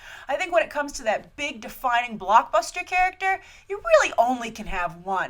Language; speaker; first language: English; native; English